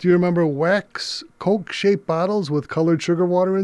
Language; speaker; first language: English; native; English